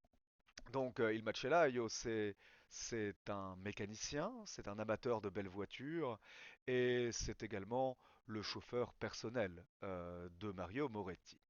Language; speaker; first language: French; native; French